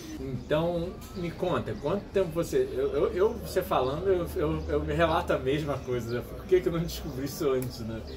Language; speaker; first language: Portuguese; native; Portuguese